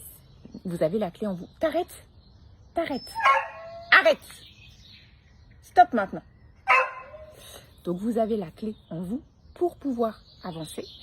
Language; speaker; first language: French; native; French